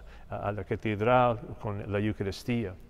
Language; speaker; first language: Spanish; non-native, fluent; English